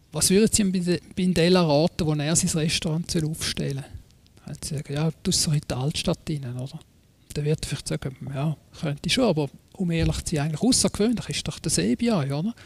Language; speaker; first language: German; native; German